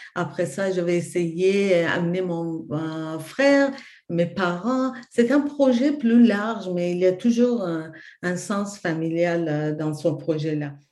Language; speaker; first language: French; non-native, fluent; Persian